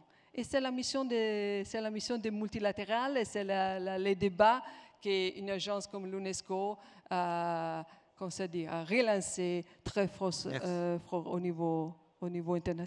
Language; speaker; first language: French; non-native, fluent; Italian